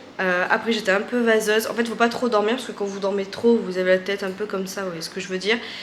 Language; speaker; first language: French; native; French